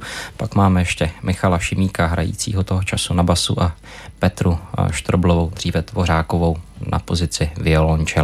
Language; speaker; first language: Czech; native; Czech